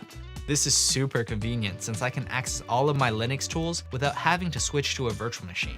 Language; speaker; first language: English; native; English